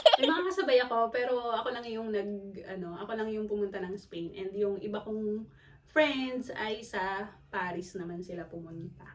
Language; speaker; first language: Filipino; non-native, local second language; Cebuano